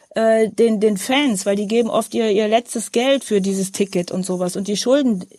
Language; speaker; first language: German; native; German